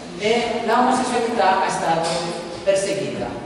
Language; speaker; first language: Italian; non-native, learner; Spanish